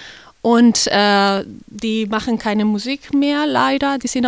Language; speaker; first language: German; non-native, fluent; Spanish